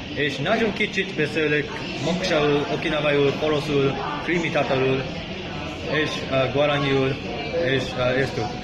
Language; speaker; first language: Hungarian; non-native, learner; Japanese